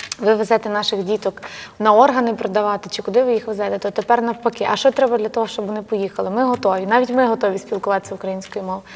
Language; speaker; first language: Ukrainian; native; Ukrainian